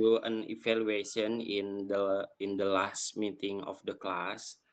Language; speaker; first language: English; non-native, fluent; Indonesian